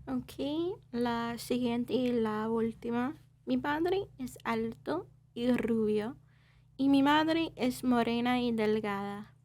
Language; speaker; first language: Spanish; non-native, learner; English